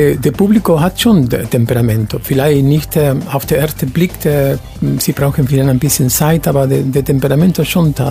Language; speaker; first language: German; non-native, fluent; Spanish